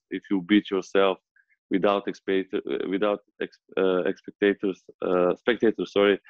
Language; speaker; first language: English; non-native, fluent; Serbian